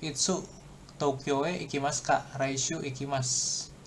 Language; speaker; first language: Japanese; non-native, fluent; Indonesian